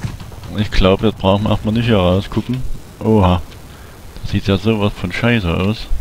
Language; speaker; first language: German; native; German